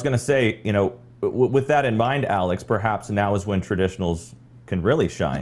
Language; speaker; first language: English; native; English